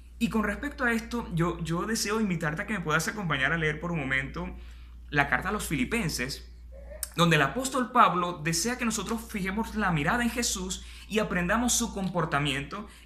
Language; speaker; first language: Spanish; native; Spanish